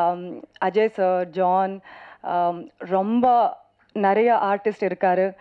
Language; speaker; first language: Tamil; non-native, learner; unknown